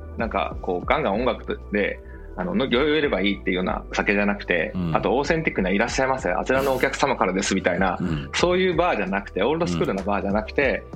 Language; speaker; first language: Japanese; native; Japanese